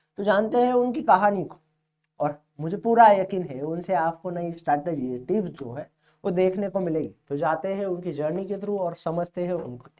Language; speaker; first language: Hindi; native; Hindi